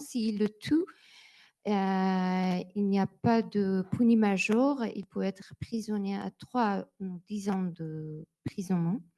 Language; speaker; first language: French; non-native, learner; Persian